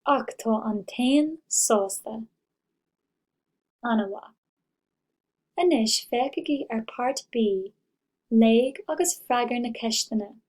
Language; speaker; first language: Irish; non-native, local second language; English